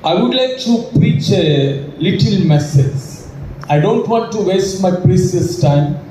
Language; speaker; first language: English; non-native, local second language; Telugu